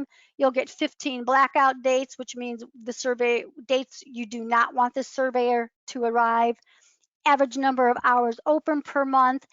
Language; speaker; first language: English; native; English